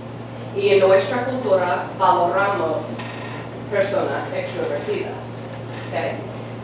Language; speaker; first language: Spanish; non-native, fluent; English